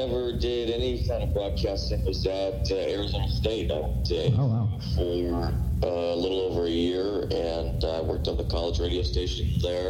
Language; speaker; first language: English; native; English